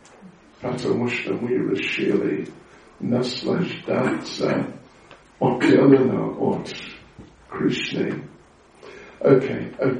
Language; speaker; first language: Russian; non-native, learner; English